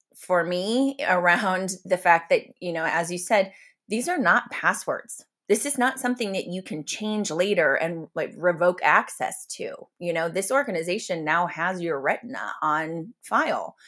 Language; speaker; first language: English; native; English